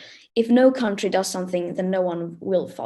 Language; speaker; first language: English; non-native, fluent; Swedish